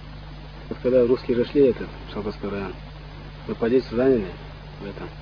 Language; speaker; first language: Russian; non-native, local second language; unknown